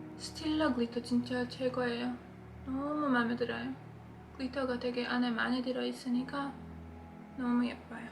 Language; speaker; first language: Korean; non-native, fluent; Latvian